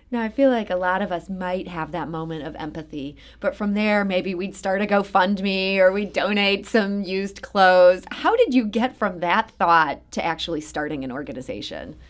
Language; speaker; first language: English; native; English